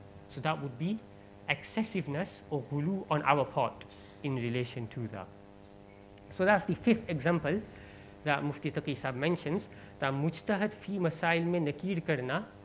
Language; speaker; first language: English; early bilingual, other home language; Urdu